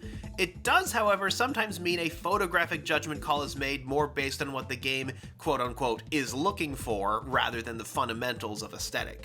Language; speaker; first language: English; native; English